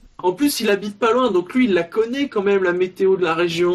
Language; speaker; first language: French; native; French